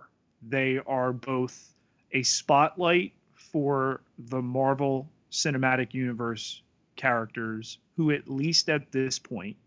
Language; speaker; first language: English; native; English